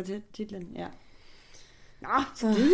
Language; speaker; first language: Danish; native; Danish